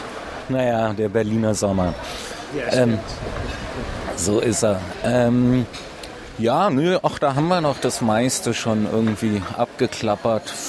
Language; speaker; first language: German; native; German